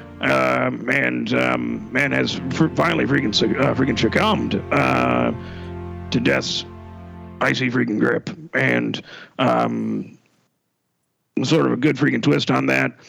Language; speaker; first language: English; native; English